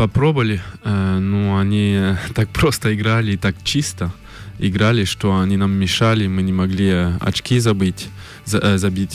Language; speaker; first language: Russian; early bilingual, heritage; French